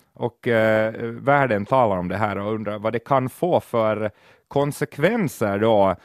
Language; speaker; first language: Swedish; native; Swedish